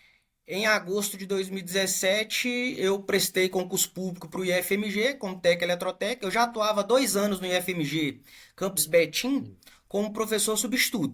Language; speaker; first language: Portuguese; native; Portuguese